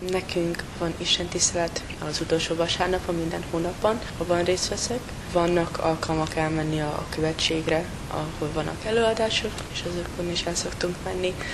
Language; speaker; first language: Hungarian; early bilingual, heritage; English